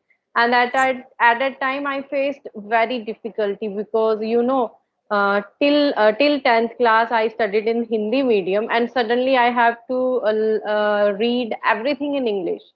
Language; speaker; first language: English; non-native, learner; Hindi